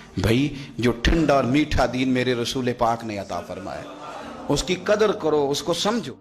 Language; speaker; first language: Urdu; non-native, local second language; Punjabi